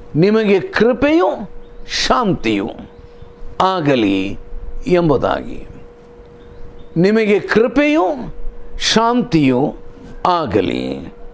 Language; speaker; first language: Kannada; non-native, local second language; Tulu